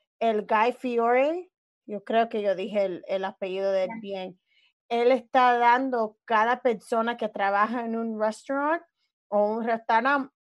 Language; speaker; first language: Spanish; early bilingual, other home language; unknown